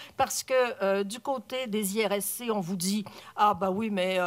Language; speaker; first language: French; native; French